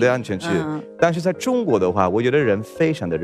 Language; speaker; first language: Chinese; non-native, fluent; Swedish